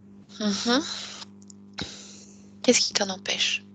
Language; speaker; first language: French; native; French